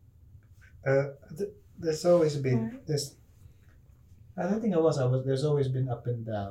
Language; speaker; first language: English; non-native, local second language; Filipino